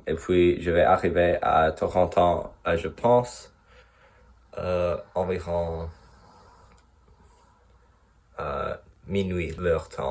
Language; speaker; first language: French; non-native, learner; English